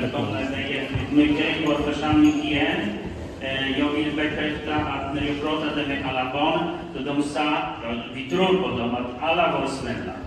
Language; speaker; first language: Swedish; non-native, fluent; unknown